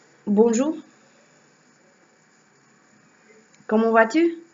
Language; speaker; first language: French; non-native, learner; Russian